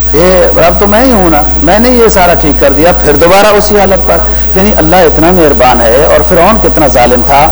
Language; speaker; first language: Urdu; native; Urdu